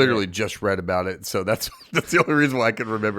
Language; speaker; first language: English; native; English